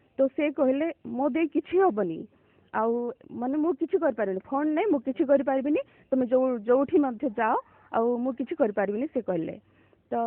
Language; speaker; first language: Odia; native; Odia